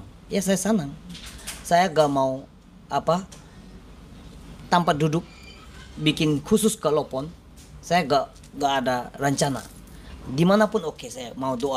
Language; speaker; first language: Indonesian; non-native, learner; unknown